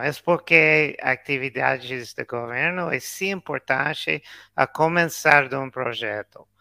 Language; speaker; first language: Portuguese; non-native, learner; English